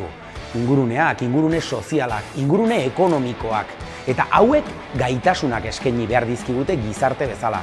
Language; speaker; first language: Basque; native; Basque